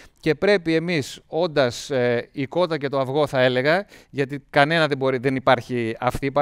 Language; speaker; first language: Greek; native; Greek